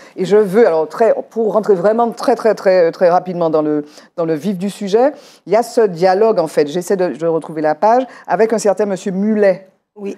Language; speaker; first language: French; native; French